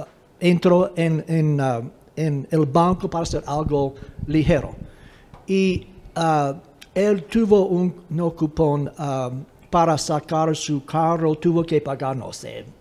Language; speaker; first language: Spanish; non-native, fluent; English